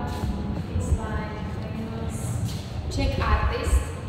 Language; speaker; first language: English; non-native, learner; Czech